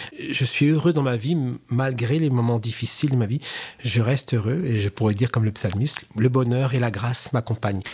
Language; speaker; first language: French; native; French